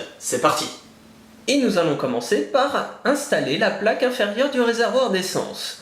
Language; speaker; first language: French; native; French